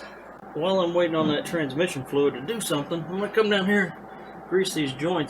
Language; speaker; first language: English; native; English